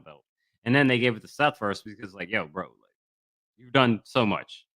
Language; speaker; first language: English; native; English